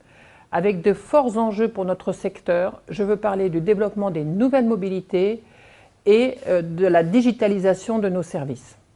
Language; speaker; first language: French; native; French